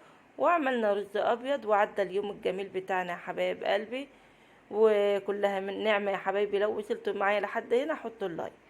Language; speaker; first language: Arabic; native; Arabic